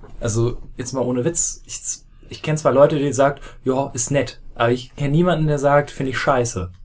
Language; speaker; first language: German; native; German